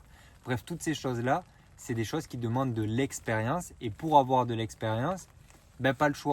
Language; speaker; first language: French; native; French